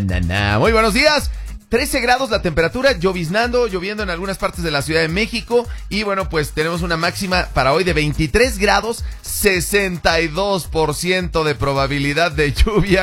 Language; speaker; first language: Spanish; native; Spanish